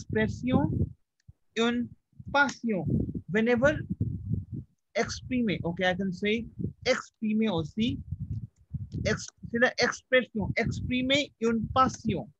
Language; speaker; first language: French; non-native, fluent; Hindi